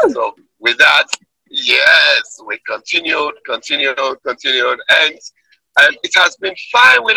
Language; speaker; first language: English; non-native, local second language; Krio